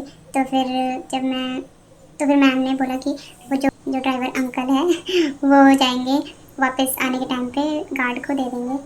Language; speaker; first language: Hindi; native; Hindi